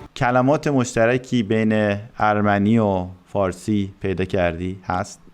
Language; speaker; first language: Persian; native; Persian